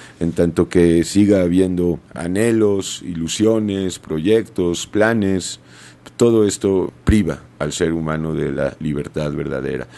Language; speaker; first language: Spanish; native; Spanish